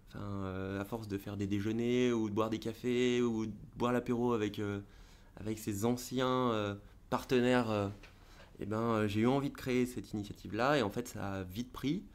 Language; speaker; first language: French; native; French